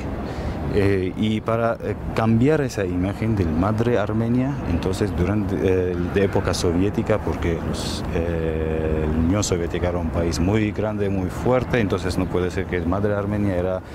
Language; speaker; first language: Spanish; non-native, learner; Armenian